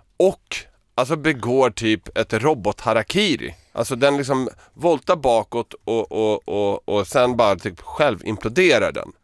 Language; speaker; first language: Swedish; early bilingual, other home language; Serbian